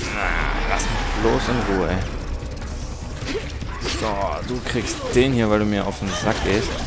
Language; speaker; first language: German; native; German